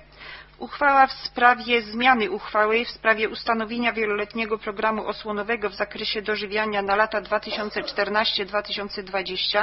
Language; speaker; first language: Polish; native; Polish